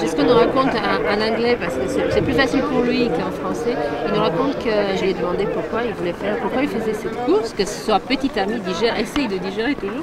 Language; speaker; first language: French; native; French